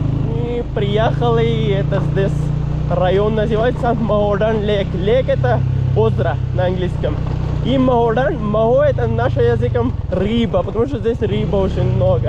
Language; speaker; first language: Russian; non-native, learner; Pashto